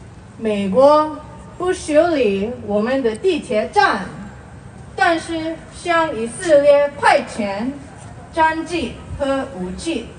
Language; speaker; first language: Chinese; non-native, learner; Korean